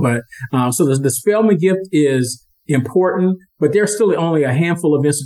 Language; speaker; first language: English; native; English